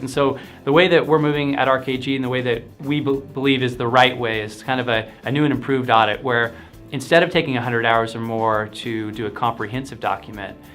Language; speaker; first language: English; native; English